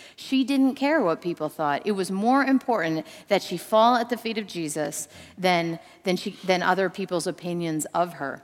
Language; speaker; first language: English; native; English